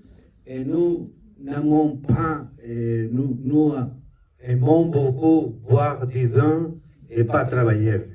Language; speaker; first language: French; non-native, learner; Spanish